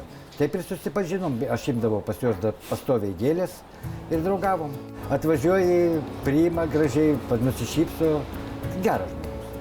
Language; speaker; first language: Lithuanian; native; Lithuanian